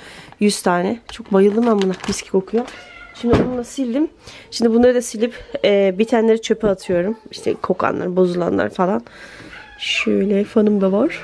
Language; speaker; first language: Turkish; native; Turkish